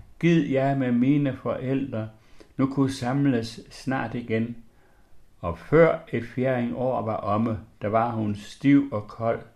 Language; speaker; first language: Danish; native; Danish